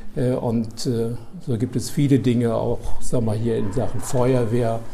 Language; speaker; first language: German; native; German